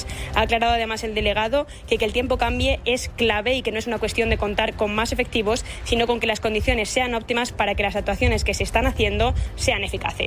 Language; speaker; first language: Spanish; native; Spanish